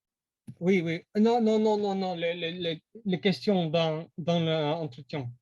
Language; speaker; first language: French; non-native, learner; English